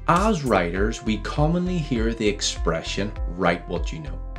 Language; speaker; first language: English; native; English